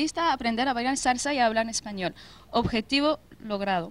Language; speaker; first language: Spanish; non-native, fluent; French